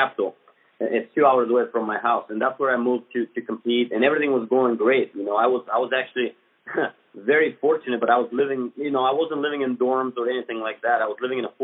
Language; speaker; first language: English; non-native, fluent; Bulgarian